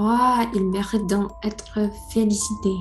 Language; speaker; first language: French; non-native, learner; Indonesian